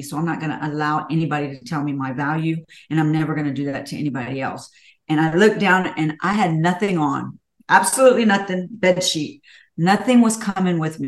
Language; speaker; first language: English; native; English